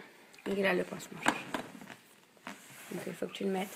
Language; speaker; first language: French; native; French